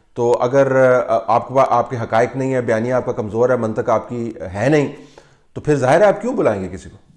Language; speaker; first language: Urdu; native; Urdu